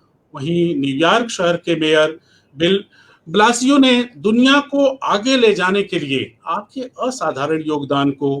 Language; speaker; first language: Hindi; native; Hindi